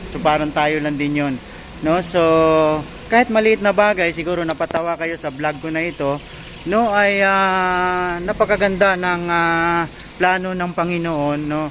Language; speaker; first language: Filipino; non-native, local second language; Cebuano